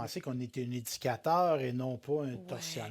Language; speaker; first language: French; native; French